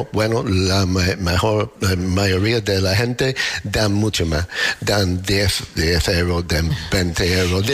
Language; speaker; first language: Spanish; non-native, learner; English